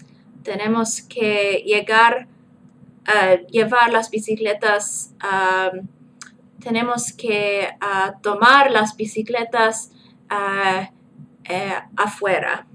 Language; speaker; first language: Spanish; non-native, learner; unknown